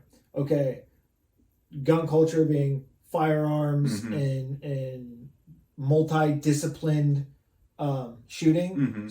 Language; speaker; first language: English; native; English